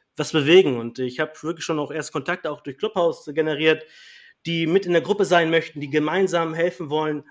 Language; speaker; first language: German; native; German